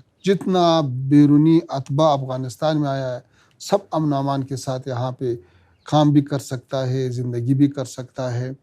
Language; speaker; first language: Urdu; non-native, learner; Pashto